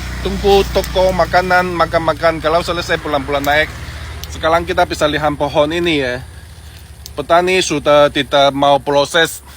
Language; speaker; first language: Indonesian; non-native, learner; Chinese